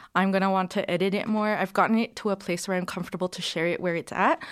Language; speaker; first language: English; native; English